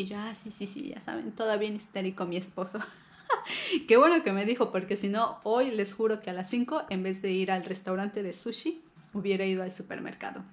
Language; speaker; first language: Spanish; native; Spanish